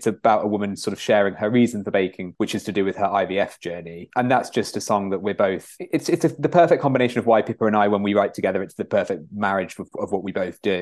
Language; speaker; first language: English; native; English